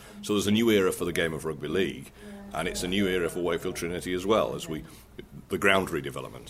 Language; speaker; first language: English; native; English